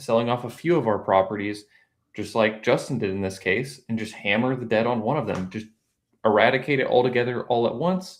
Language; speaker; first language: English; native; English